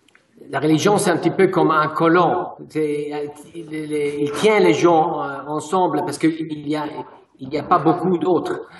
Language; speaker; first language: French; non-native, fluent; Italian